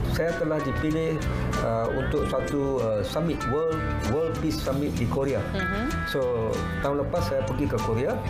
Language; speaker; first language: Malay; non-native, local second language; Tamil